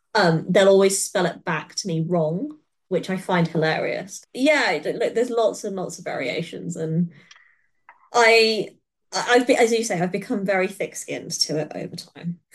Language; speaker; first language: English; native; English